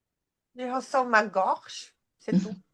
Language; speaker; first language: French; non-native, fluent; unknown